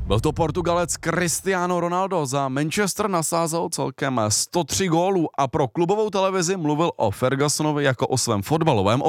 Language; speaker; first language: Czech; native; Czech